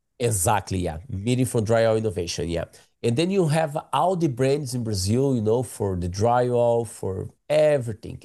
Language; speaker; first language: English; non-native, learner; Portuguese